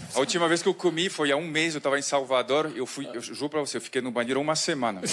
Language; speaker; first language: Portuguese; non-native, fluent; French